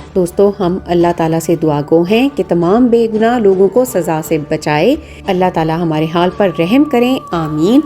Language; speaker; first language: Urdu; native; Urdu